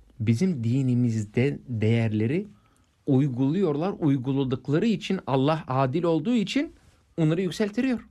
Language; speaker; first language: Turkish; non-native, fluent; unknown